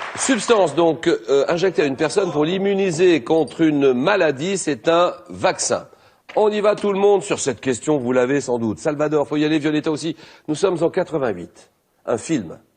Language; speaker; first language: French; native; French